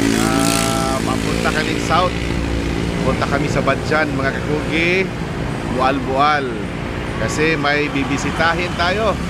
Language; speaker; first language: Filipino; non-native, local second language; Cebuano